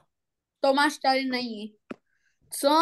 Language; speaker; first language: Czech; non-native, learner; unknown